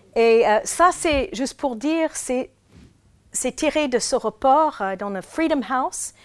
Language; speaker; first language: French; non-native, fluent; English